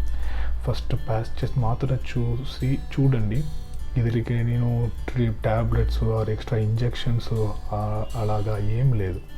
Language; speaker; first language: Telugu; non-native, learner; Kannada